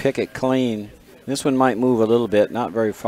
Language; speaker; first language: English; native; English